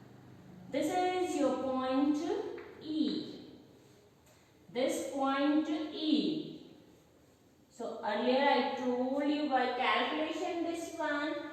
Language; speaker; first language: English; non-native, local second language; Hindi